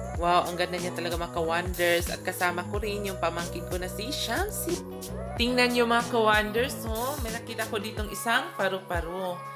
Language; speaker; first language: Filipino; non-native, local second language; Cebuano